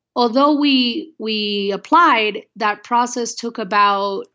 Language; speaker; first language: English; early bilingual, other home language; Spanish